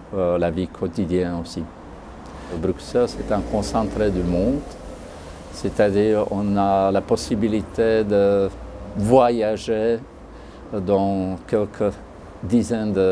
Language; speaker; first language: French; non-native, fluent; Slovak